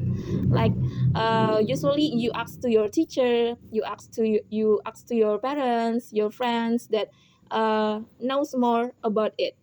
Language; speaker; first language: English; non-native, learner; Indonesian